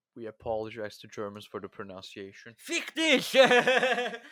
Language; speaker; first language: English; non-native, fluent; Turkish